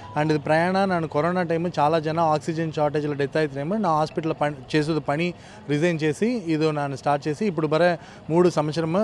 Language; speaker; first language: Telugu; non-native, learner; Tamil